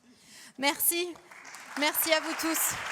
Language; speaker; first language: French; native; French